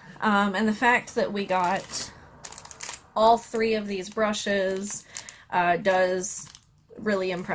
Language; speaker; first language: English; native; English